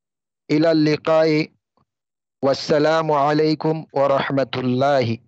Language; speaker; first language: Arabic; non-native, learner; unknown